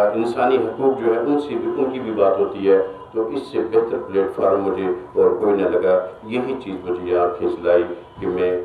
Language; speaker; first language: Urdu; non-native, local second language; Kashmiri